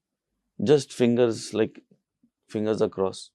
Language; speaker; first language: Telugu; non-native, local second language; Urdu